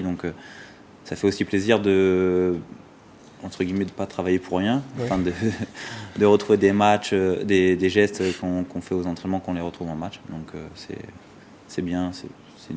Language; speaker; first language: French; native; French